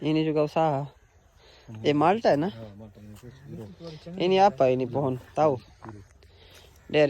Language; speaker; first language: Indonesian; non-native, learner; Urdu